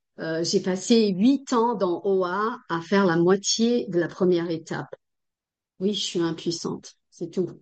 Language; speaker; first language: French; non-native, fluent; Portuguese